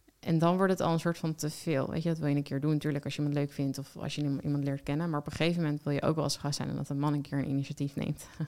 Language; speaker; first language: Dutch; native; Dutch